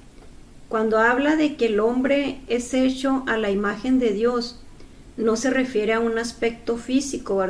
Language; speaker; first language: Spanish; native; Spanish